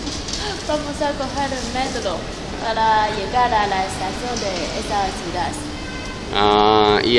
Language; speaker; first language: Spanish; non-native, fluent; Chinese